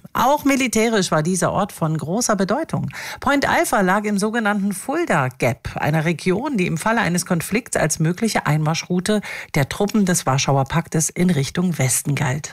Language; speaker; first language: German; native; German